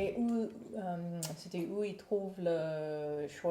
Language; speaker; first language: French; non-native, learner; English